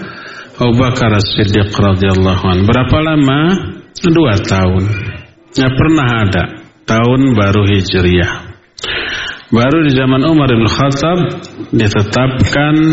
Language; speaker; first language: Indonesian; native; Indonesian